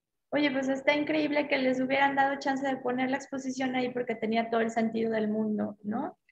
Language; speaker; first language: Spanish; native; Spanish